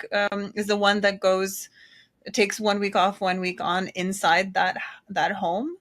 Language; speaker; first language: English; native; English